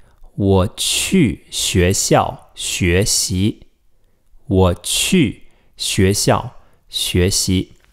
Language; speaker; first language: Chinese; non-native, fluent; English